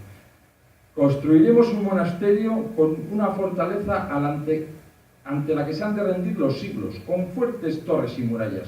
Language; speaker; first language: Spanish; native; Spanish